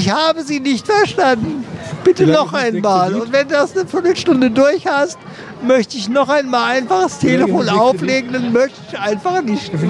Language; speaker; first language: German; native; German